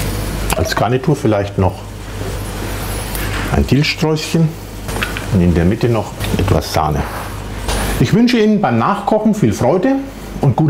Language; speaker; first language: German; native; German